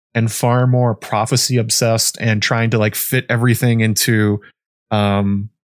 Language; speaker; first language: English; native; English